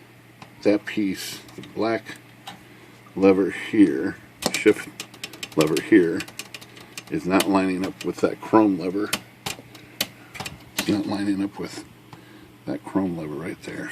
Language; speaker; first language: English; native; English